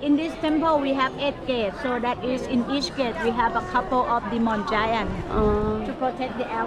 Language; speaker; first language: English; non-native, fluent; Thai